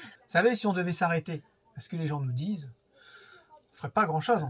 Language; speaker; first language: French; native; French